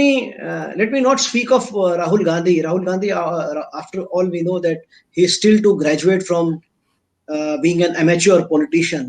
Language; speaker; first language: English; non-native, local second language; Hindi